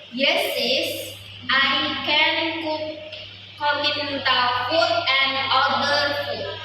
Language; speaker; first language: English; non-native, learner; Indonesian